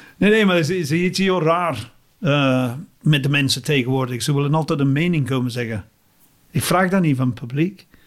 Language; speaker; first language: Dutch; non-native, fluent; English